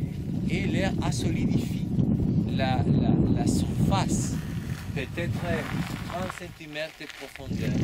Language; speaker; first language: French; non-native, learner; Spanish